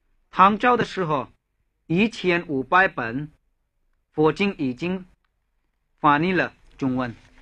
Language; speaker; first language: Chinese; non-native, fluent; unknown